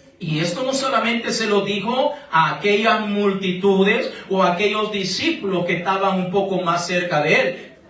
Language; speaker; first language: Spanish; native; Spanish